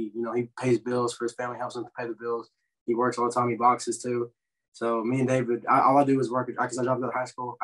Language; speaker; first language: English; native; English